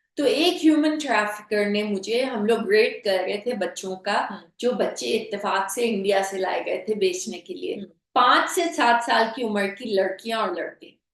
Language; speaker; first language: Urdu; native; Urdu